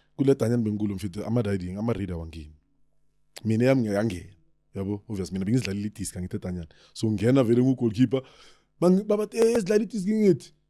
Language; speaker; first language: Zulu; native; Zulu